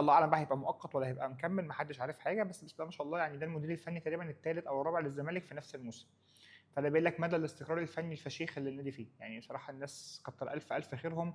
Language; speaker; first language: Arabic; native; Arabic